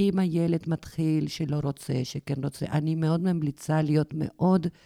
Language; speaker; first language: Hebrew; non-native, fluent; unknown